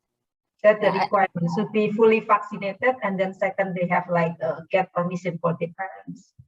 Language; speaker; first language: English; non-native, fluent; Indonesian